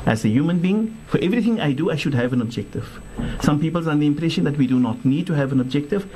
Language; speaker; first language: English; non-native, local second language; Afrikaans